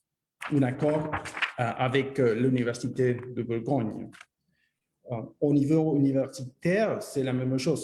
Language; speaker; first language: French; non-native, fluent; Spanish